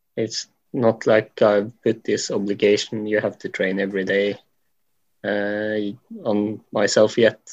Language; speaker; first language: English; non-native, fluent; Norwegian